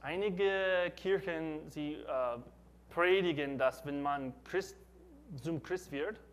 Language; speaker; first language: German; non-native, learner; English